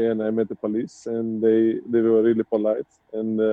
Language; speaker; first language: English; non-native, learner; Russian